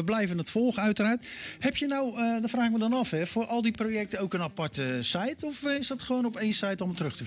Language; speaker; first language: Dutch; native; Dutch